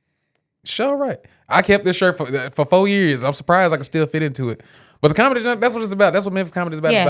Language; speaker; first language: English; native; English